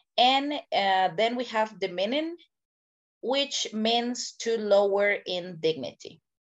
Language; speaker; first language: English; non-native, fluent; Spanish